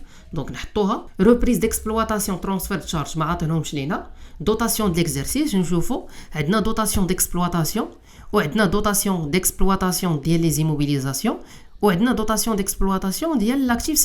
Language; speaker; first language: Arabic; native; Arabic